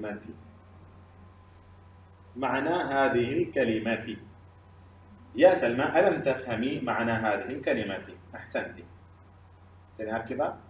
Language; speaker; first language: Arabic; non-native, fluent; Urdu